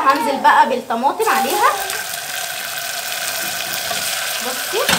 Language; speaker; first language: Arabic; native; Arabic